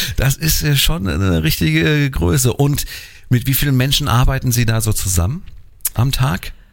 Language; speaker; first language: German; native; German